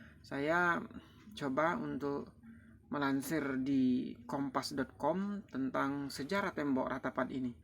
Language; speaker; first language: Indonesian; native; Indonesian